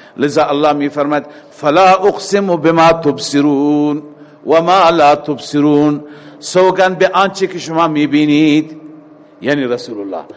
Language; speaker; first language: Persian; native; Persian